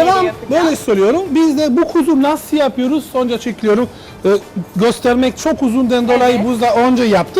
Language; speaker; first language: Turkish; non-native, learner; Italian